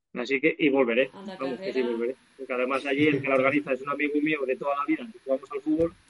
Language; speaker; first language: Spanish; native; Spanish